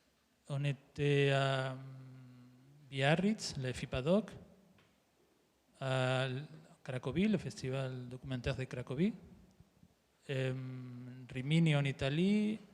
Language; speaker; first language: French; non-native, fluent; Spanish